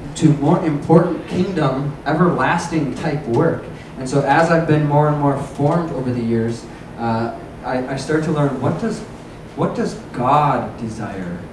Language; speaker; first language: English; native; English